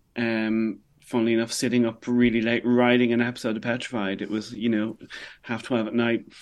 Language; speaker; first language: English; native; English